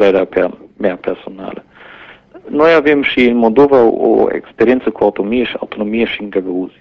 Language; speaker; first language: Romanian; non-native, fluent; German